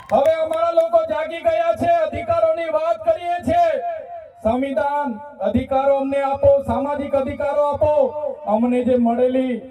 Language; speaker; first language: Gujarati; non-native, local second language; Vasavi